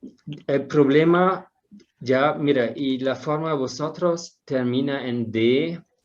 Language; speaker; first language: Spanish; non-native, fluent; German